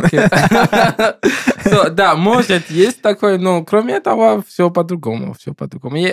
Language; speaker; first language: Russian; non-native, learner; English